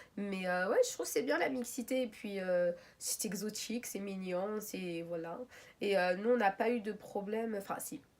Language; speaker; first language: French; early bilingual, other home language; Arabic